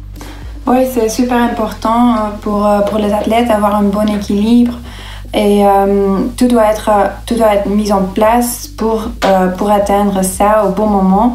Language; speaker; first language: French; non-native, local second language; Dutch